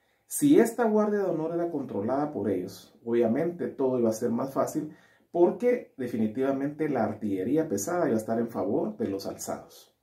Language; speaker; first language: Spanish; native; Spanish